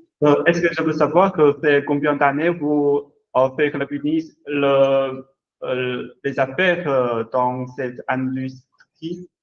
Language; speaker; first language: French; non-native, learner; Chinese